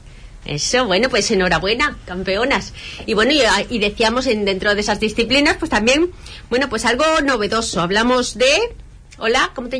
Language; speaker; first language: Spanish; native; Spanish